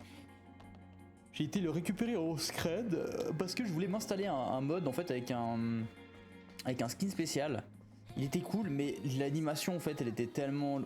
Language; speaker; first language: French; native; French